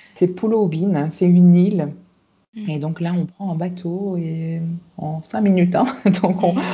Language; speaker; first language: French; native; French